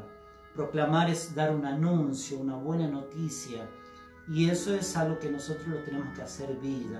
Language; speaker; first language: Spanish; native; Spanish